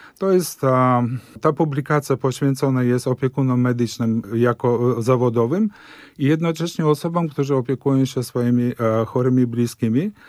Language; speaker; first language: Polish; early bilingual, heritage; Polish